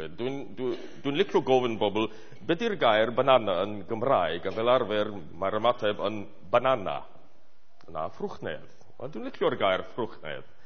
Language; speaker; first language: Welsh; non-native, fluent; English